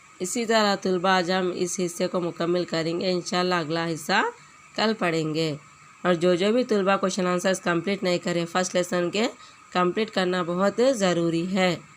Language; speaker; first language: Urdu; native; Urdu